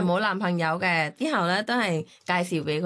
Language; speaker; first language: Cantonese; non-native, learner; Thai